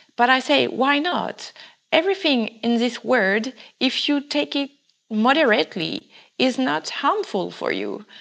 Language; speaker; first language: English; non-native, fluent; French